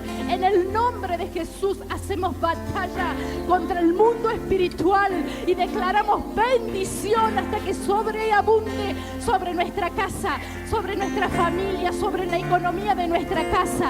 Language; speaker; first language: Spanish; native; Spanish